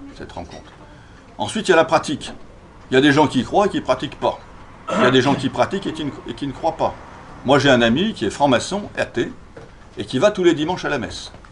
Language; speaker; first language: French; native; French